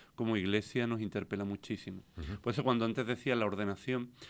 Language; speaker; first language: Spanish; native; Spanish